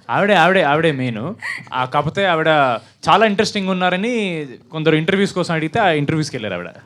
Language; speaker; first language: Telugu; native; Telugu